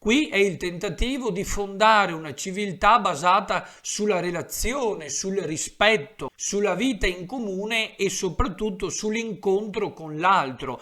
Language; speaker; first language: Italian; native; Italian